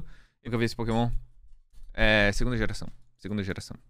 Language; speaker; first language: Portuguese; native; Portuguese